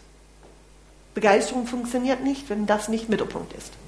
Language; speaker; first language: German; non-native, fluent; English